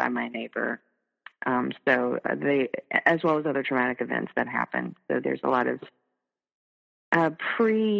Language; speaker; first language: English; native; English